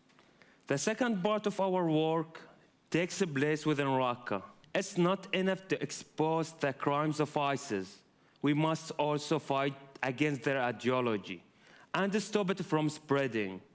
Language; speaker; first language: English; non-native, fluent; Arabic